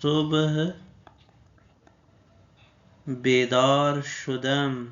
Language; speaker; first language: Persian; non-native, fluent; Urdu